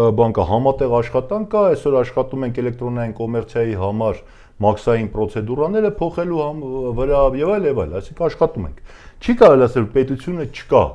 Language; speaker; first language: Armenian; native; Armenian